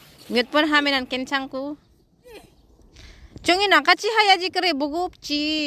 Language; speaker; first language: Korean; non-native, learner; Filipino